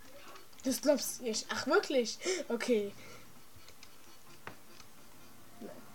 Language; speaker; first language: German; native; German